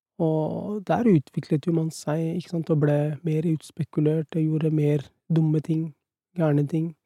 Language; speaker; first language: Norwegian; early bilingual, other home language; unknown